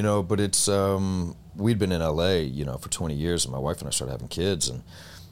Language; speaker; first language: English; native; English